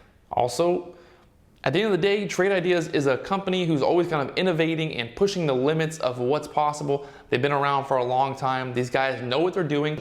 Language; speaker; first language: English; native; English